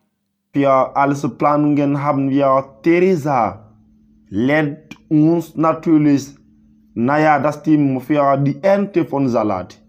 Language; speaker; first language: German; non-native, learner; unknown